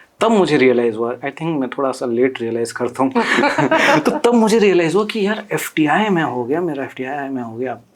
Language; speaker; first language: Hindi; non-native, local second language; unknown